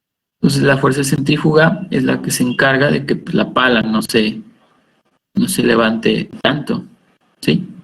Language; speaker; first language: Spanish; native; Spanish